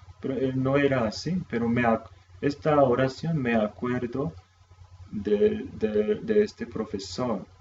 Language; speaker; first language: Spanish; non-native, fluent; Korean